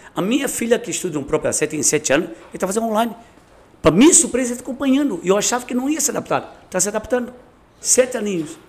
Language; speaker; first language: Portuguese; non-native, fluent; Chinese